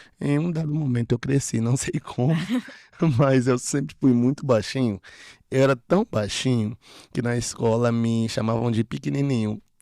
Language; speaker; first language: Portuguese; native; Portuguese